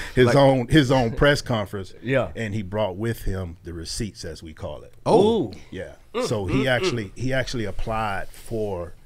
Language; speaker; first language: English; native; English